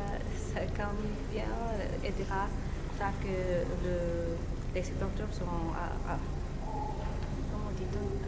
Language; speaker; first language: French; non-native, learner; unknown